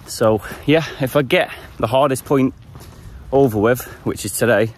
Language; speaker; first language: English; native; English